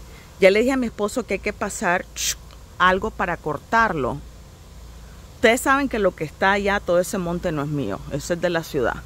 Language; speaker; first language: Spanish; native; Spanish